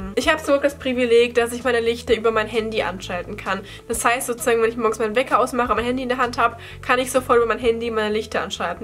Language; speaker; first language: German; native; German